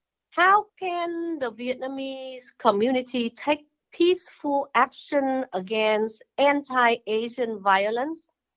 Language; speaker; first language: English; non-native, fluent; Vietnamese